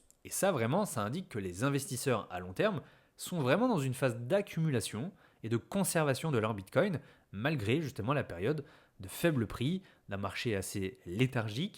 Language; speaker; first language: French; native; French